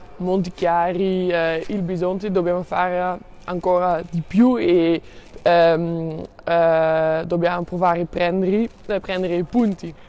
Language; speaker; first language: Italian; non-native, learner; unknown